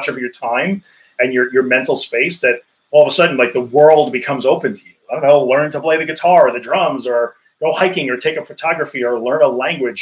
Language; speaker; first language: English; native; English